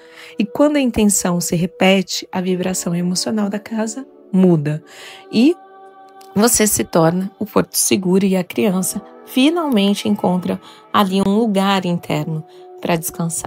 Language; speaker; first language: Portuguese; native; Portuguese